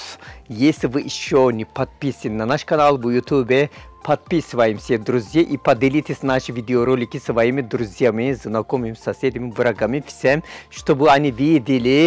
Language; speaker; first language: Russian; non-native, fluent; Turkish